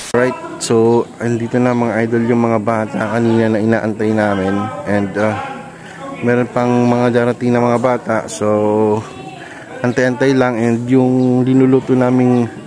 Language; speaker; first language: Filipino; native; Filipino